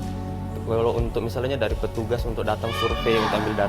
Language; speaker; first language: Indonesian; native; Indonesian